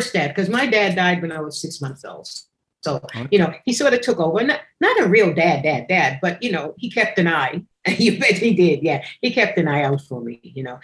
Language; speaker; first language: English; native; English